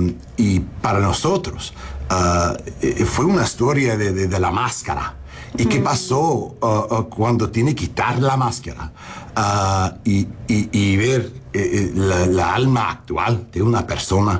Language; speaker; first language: Spanish; non-native, learner; English